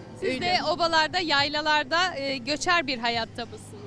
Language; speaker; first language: Turkish; native; Turkish